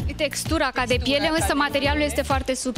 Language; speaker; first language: Romanian; native; Romanian